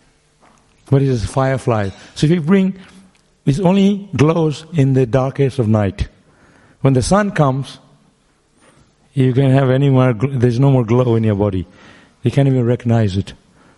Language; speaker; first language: English; non-native, local second language; Bangla